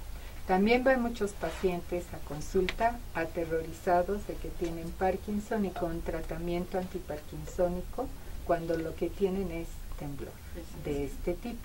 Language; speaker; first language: Spanish; native; Spanish